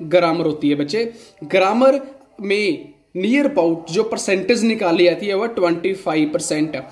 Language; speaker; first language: Hindi; non-native, local second language; Punjabi